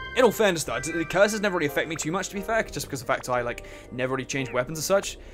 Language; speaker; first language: English; native; English